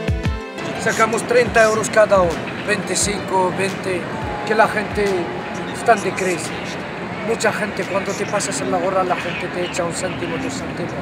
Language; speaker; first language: Spanish; non-native, learner; Arabic